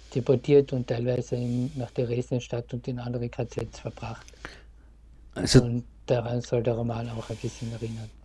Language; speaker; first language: German; native; German